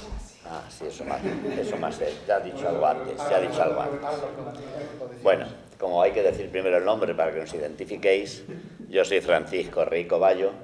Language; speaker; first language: Spanish; native; Spanish